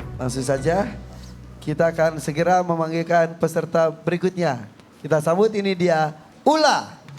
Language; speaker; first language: Indonesian; native; Indonesian